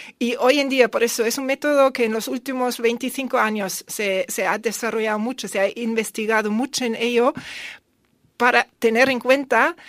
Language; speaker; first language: Spanish; non-native, fluent; German